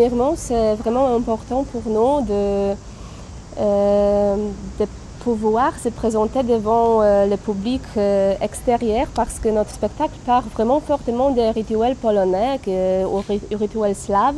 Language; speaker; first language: French; non-native, learner; Polish